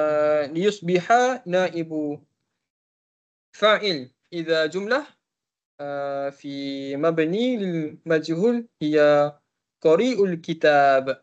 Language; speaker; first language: Arabic; non-native, learner; Malay